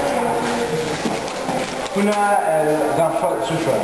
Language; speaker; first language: Arabic; non-native, learner; English